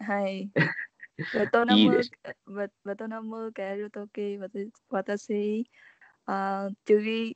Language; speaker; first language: Japanese; non-native, learner; Vietnamese